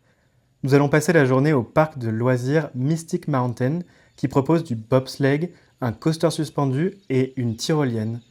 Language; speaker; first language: French; native; French